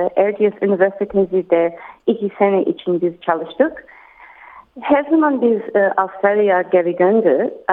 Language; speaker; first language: Turkish; non-native, learner; English